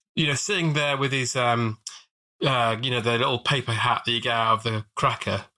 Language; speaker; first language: English; native; English